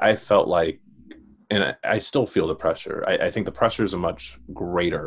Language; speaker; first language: English; native; English